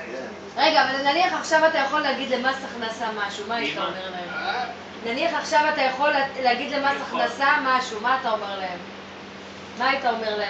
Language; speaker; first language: Hebrew; native; Hebrew